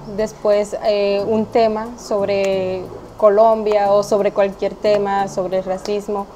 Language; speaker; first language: Spanish; native; Spanish